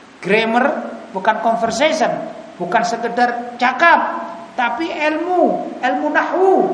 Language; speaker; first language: Indonesian; native; Indonesian